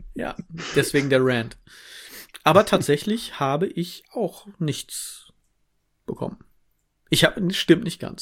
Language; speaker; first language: German; native; German